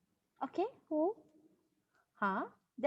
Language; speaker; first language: English; non-native, learner; Indonesian